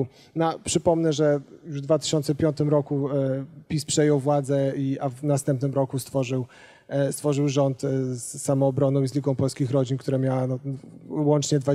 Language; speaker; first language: Polish; native; Polish